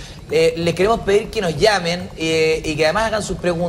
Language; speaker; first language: Spanish; native; Spanish